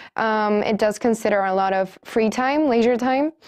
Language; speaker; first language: English; non-native, fluent; Spanish